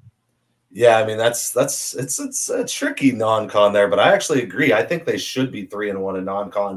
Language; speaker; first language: English; native; English